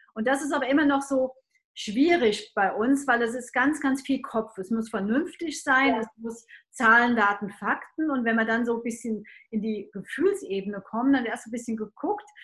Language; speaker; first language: German; native; German